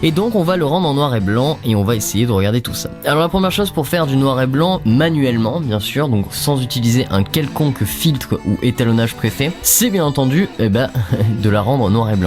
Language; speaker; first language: French; native; French